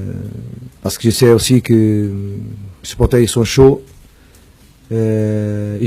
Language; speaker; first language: French; non-native, fluent; Portuguese